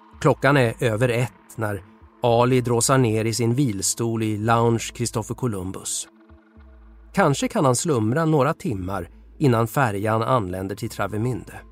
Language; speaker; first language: Swedish; native; Swedish